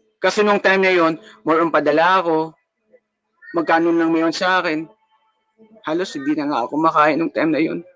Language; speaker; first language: Filipino; native; Filipino